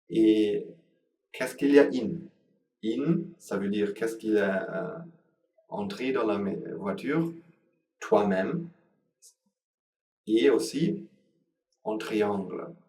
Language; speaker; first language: French; non-native, learner; Sinhala